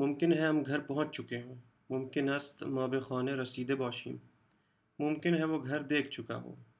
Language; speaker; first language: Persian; non-native, fluent; Urdu